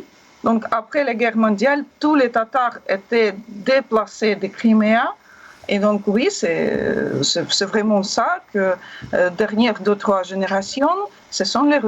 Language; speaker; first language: French; non-native, learner; Russian